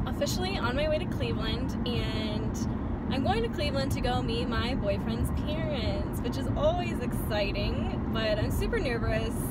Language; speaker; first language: English; native; English